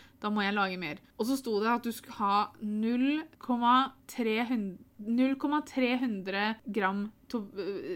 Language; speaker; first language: Norwegian; native; Norwegian